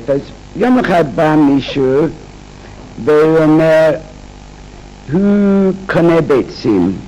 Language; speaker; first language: Hebrew; non-native, fluent; English